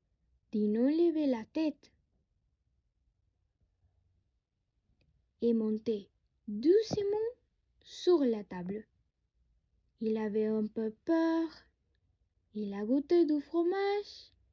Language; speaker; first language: French; non-native, learner; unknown